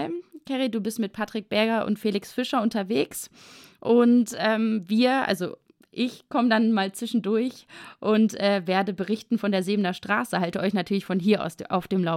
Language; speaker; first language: German; native; German